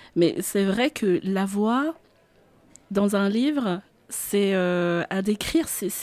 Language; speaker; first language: French; non-native, local second language; Malagasy